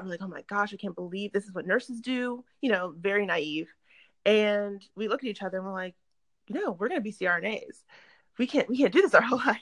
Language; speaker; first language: English; native; English